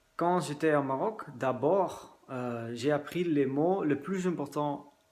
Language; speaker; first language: French; non-native, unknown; Dutch